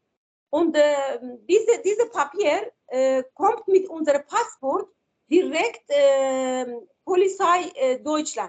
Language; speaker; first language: German; non-native, learner; Persian